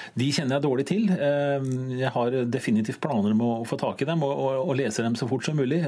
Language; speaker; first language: Norwegian; native; Norwegian